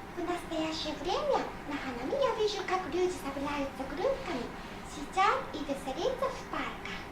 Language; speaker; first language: Russian; non-native, fluent; Japanese